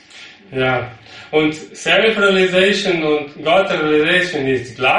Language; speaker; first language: German; non-native, learner; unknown